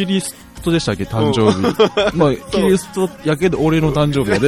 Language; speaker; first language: Japanese; native; Japanese